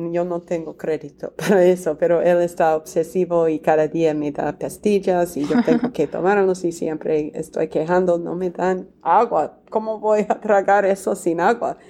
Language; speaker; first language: Spanish; non-native, fluent; English